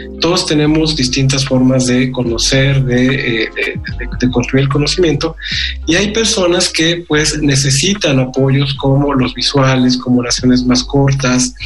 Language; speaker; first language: Spanish; native; Spanish